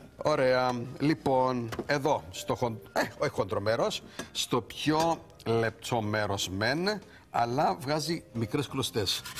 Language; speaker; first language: Greek; native; Greek